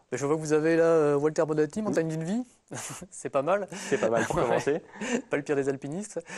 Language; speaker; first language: French; native; French